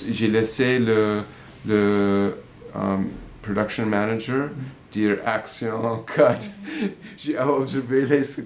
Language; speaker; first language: French; non-native, fluent; English